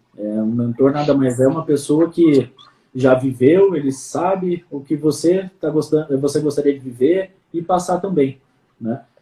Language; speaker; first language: Portuguese; native; Portuguese